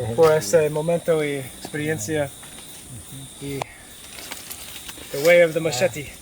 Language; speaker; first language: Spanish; non-native, learner; English